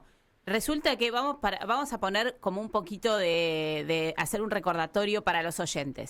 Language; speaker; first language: Spanish; native; Spanish